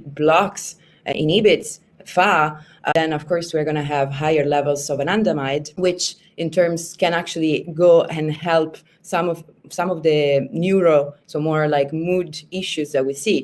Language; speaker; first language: English; non-native, fluent; Italian